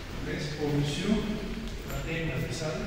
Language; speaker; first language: Lithuanian; non-native, learner; Spanish